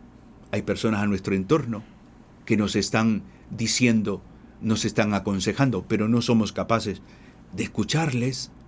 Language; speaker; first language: Spanish; native; Spanish